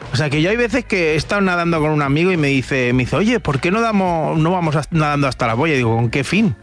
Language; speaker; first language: Spanish; native; Spanish